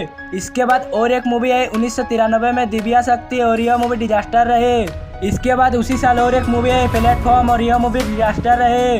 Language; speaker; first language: Hindi; non-native, local second language; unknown